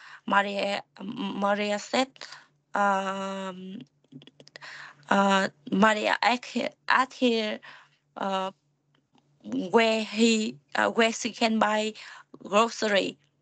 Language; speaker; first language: English; non-native, learner; Vietnamese